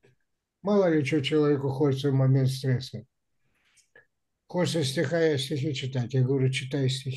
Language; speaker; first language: Russian; native; Russian